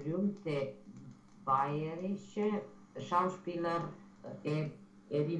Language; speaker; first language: German; non-native, learner; Romanian